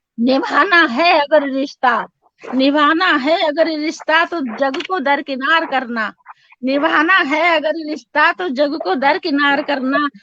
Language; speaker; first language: Hindi; native; Hindi